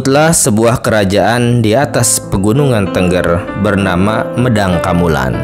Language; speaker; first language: Indonesian; native; Indonesian